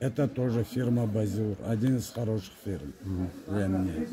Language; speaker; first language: Russian; non-native, local second language; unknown